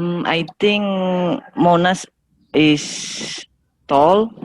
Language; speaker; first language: English; non-native, learner; Indonesian